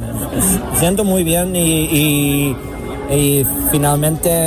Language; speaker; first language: Spanish; non-native, learner; Serbian